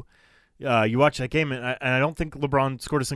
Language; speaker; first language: English; native; English